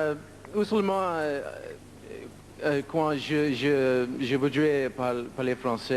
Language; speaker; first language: French; non-native, learner; Spanish